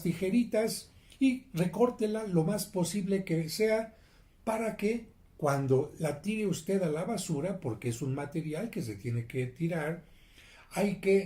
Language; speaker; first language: Spanish; native; Spanish